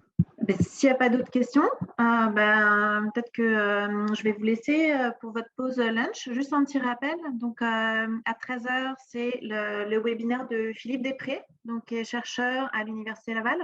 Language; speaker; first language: French; native; French